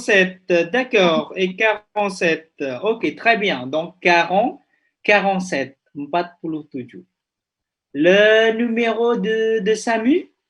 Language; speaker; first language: French; non-native, fluent; Indonesian